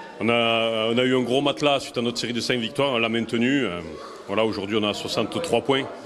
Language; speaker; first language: French; native; French